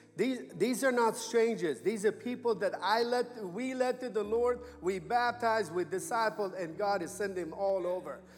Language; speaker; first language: English; non-native, fluent; Persian